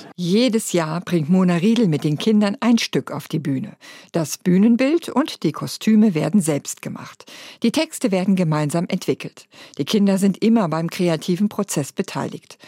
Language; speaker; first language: German; native; German